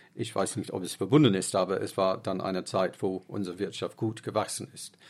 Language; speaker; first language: German; non-native, fluent; English